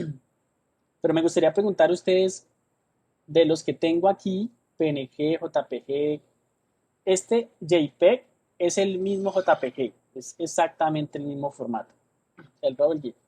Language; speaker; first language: Spanish; native; Spanish